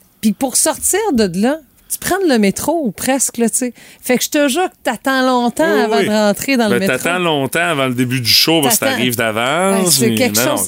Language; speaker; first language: French; native; French